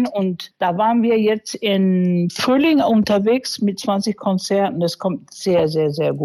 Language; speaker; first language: German; non-native, fluent; English